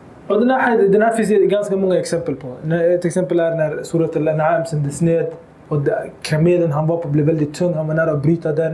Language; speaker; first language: Swedish; early bilingual, other home language; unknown